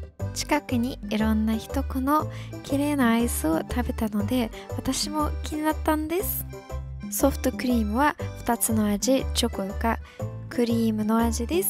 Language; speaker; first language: Japanese; non-native, fluent; English